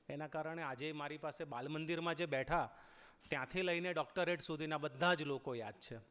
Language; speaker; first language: Gujarati; native; Gujarati